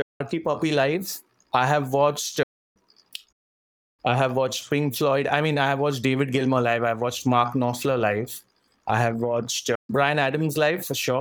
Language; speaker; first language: English; non-native, local second language; Marathi